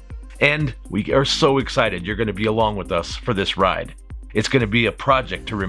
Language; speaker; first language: English; native; English